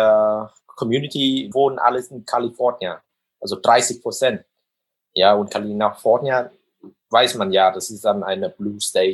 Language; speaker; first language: German; non-native, fluent; Vietnamese